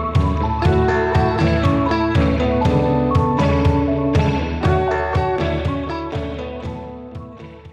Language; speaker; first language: English; native; English